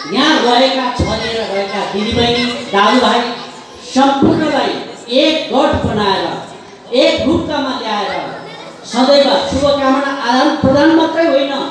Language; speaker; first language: Nepali; non-native, local second language; Eastern Tamang